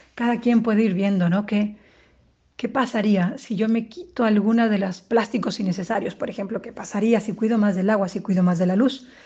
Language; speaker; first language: Spanish; native; Spanish